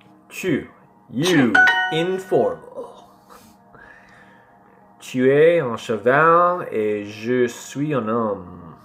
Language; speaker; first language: French; non-native, learner; English